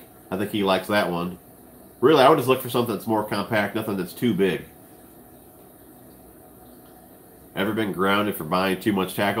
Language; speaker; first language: English; native; English